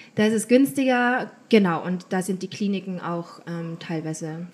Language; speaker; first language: German; native; German